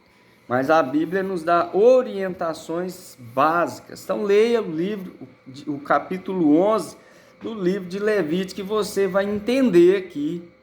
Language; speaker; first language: Portuguese; native; Portuguese